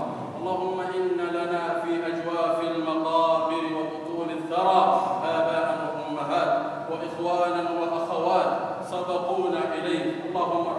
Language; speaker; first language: Arabic; non-native, local second language; Somali